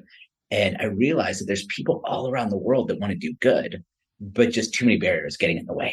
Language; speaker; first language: English; native; English